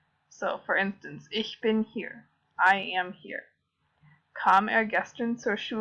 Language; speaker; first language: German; non-native, fluent; English